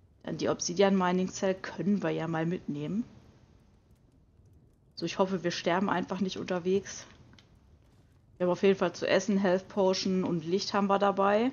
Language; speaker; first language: German; native; German